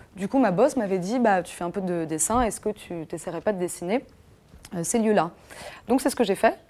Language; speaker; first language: French; native; French